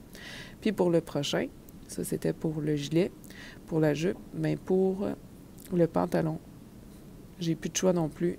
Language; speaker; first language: French; native; French